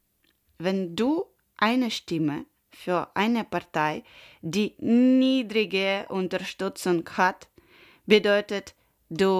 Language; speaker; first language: German; non-native, learner; Ukrainian